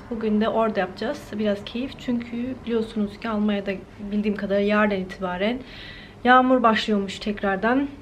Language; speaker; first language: Turkish; early bilingual, heritage; Turkish